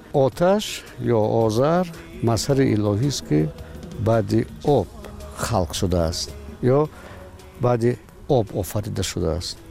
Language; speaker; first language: Persian; native; Persian